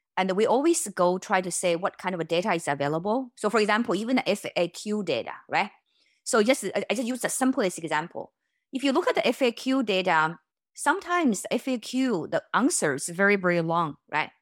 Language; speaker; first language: English; non-native, fluent; Chinese